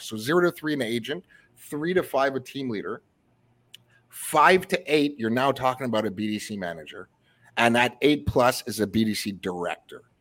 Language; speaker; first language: English; early bilingual, other home language; French